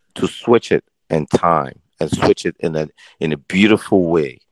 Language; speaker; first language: English; non-native, local second language; Akan